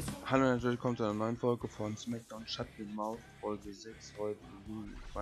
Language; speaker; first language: German; native; German